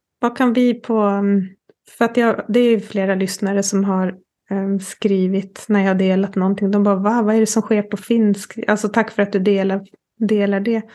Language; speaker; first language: Swedish; native; Swedish